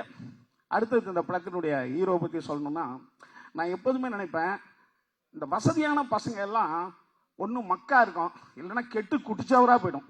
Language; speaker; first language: Tamil; native; Tamil